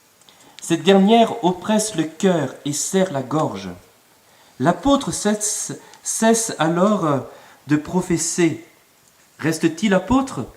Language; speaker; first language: French; native; French